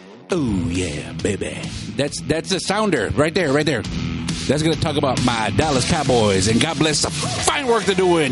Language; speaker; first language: English; early bilingual, other home language; Spanish